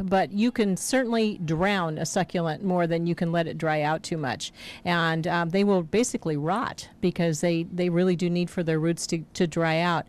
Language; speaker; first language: English; native; English